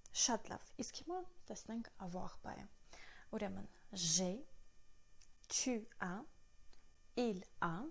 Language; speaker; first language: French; non-native, fluent; Armenian